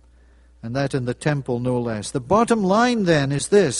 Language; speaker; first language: English; native; English